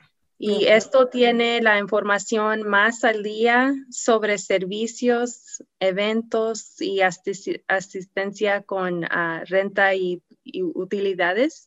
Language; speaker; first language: Spanish; non-native, learner; English